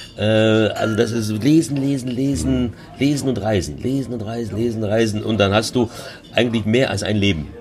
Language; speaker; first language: German; early bilingual, other home language; Hungarian